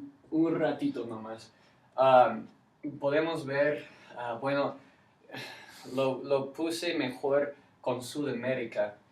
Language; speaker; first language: Spanish; non-native, fluent; English